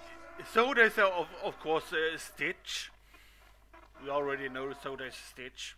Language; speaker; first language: English; non-native, fluent; Swedish